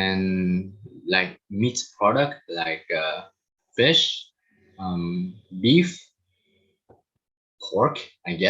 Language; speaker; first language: English; non-native, learner; Vietnamese